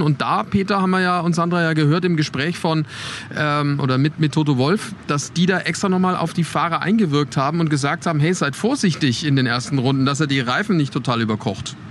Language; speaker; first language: German; native; German